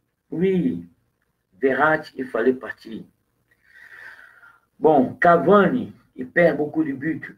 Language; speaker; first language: French; non-native, fluent; Portuguese